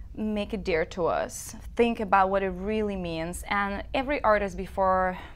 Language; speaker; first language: English; non-native, fluent; Lithuanian